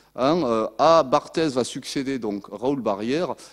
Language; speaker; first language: French; native; French